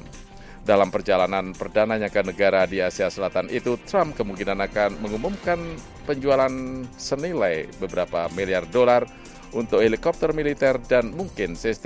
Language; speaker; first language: Indonesian; native; Indonesian